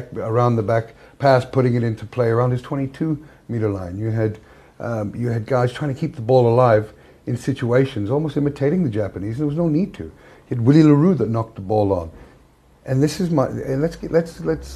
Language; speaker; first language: English; native; English